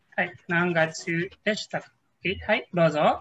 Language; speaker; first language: Japanese; non-native, fluent; Filipino